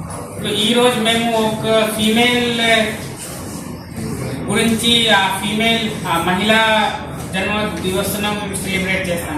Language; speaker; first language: Telugu; non-native, learner; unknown